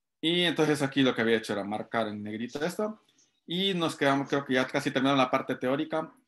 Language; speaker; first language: Spanish; native; Spanish